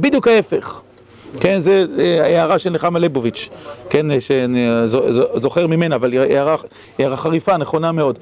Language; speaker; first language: Hebrew; native; Hebrew